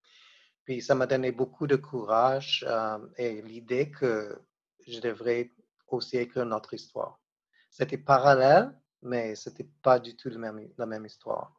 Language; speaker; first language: French; non-native, fluent; English